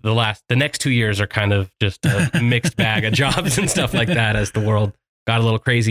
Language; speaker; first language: English; native; English